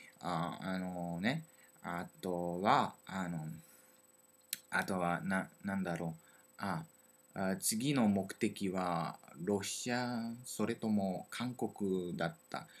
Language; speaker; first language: Japanese; non-native, learner; French